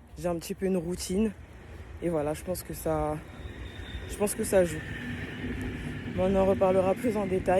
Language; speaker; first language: French; native; French